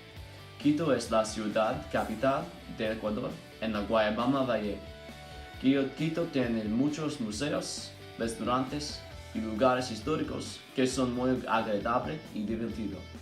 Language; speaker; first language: Spanish; non-native, learner; English